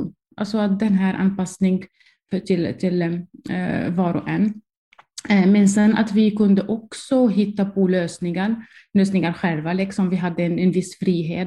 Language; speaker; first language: Swedish; non-native, fluent; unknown